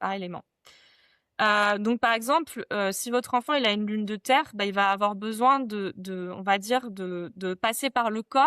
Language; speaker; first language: French; native; French